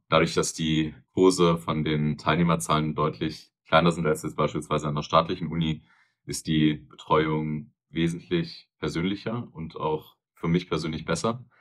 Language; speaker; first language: German; native; German